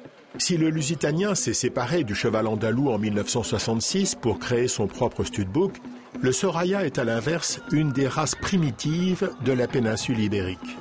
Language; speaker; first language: French; native; French